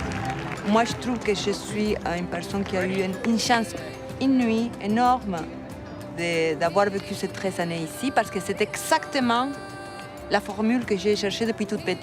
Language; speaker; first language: French; non-native, fluent; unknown